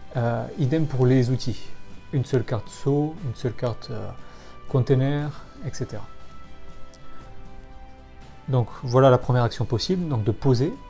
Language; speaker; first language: French; native; French